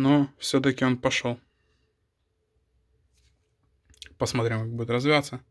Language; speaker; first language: Russian; native; Russian